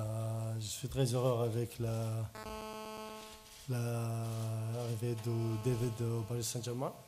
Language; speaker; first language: French; non-native, learner; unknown